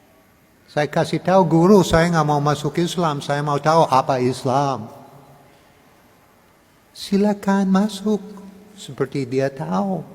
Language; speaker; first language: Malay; non-native, learner; English